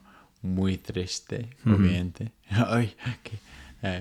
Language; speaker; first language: Spanish; non-native, fluent; English